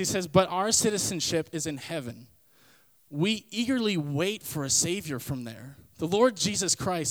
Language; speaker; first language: English; native; English